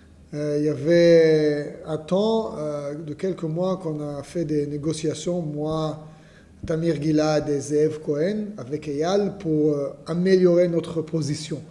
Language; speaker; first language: French; non-native, fluent; Hebrew